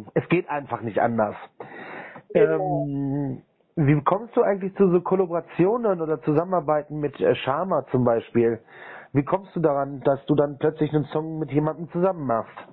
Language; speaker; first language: German; native; German